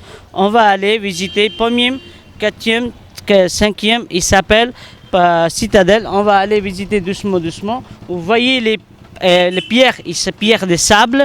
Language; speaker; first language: French; non-native, learner; Hindi